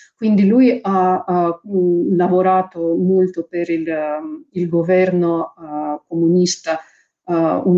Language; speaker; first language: Italian; non-native, fluent; Russian